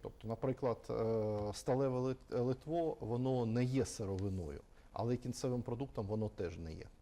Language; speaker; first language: Ukrainian; native; Ukrainian